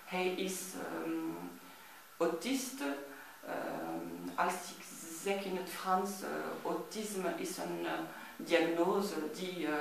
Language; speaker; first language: Dutch; non-native, learner; French